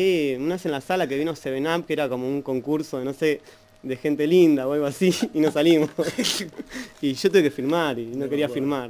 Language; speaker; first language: Spanish; native; Spanish